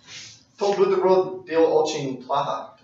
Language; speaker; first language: Russian; non-native, learner; English